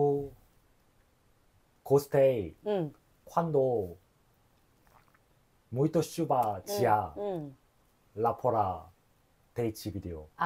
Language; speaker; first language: Portuguese; non-native, learner; Korean